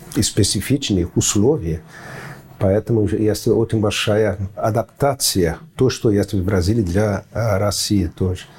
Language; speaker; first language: Russian; non-native, fluent; Portuguese